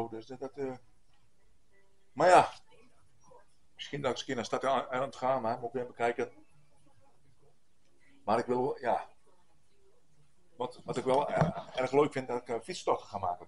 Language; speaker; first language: Dutch; native; Dutch